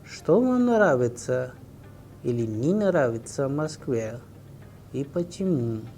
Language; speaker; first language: Russian; non-native, fluent; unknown